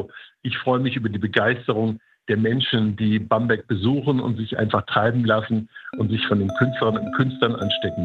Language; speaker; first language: German; native; German